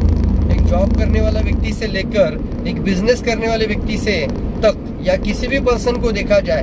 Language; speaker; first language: Hindi; non-native, local second language; Marathi